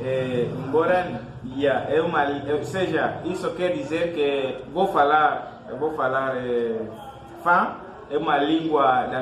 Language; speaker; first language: Portuguese; non-native, fluent; Fang